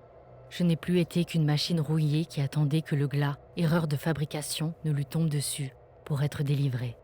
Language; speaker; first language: French; native; French